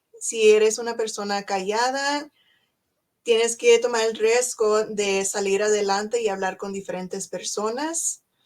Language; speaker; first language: Spanish; non-native, learner; English